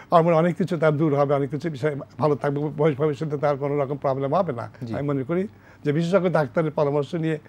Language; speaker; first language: Bangla; native; Bangla